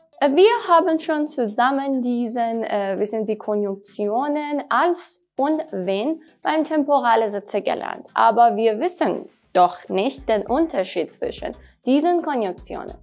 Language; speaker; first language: German; non-native, fluent; Persian